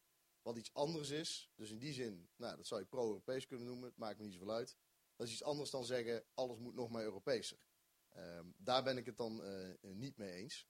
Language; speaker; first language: Dutch; native; Dutch